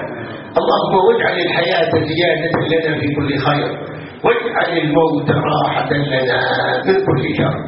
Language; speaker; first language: Arabic; native; Arabic